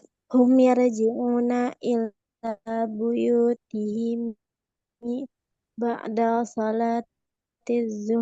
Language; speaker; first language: Arabic; non-native, learner; Indonesian